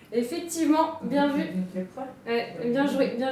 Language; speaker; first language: French; native; French